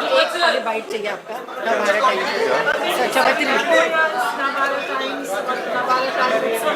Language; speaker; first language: Hindi; native; Hindi